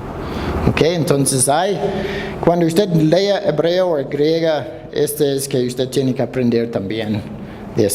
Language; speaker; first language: Spanish; non-native, fluent; English